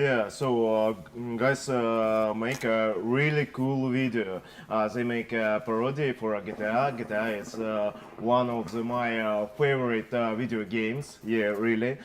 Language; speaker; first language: English; non-native, learner; Russian